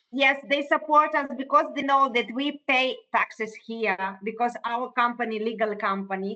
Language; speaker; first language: English; non-native, fluent; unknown